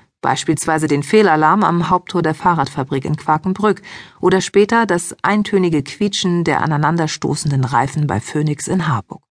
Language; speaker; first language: German; early bilingual, other home language; Greek